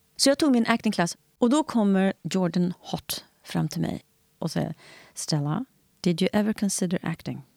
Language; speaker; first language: Swedish; native; Swedish